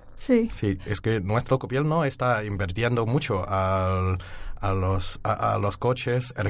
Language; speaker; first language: Spanish; non-native, fluent; Chinese